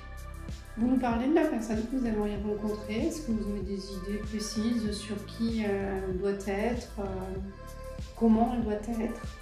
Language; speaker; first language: French; native; French